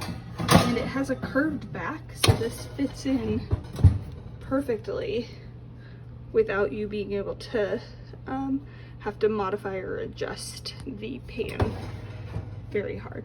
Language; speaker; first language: English; native; English